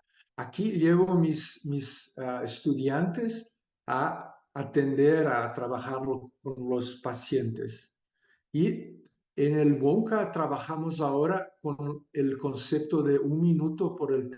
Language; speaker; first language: Spanish; non-native, fluent; Portuguese